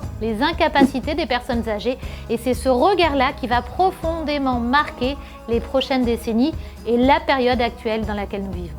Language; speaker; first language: French; native; French